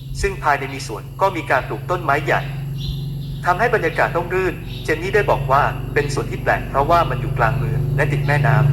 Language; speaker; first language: Thai; native; Thai